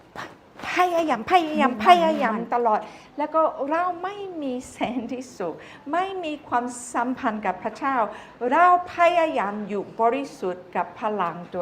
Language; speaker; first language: Thai; non-native, fluent; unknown